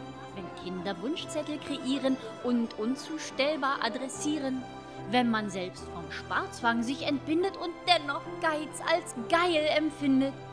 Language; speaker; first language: German; native; German